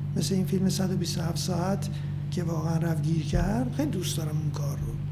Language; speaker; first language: Persian; non-native, local second language; Armenian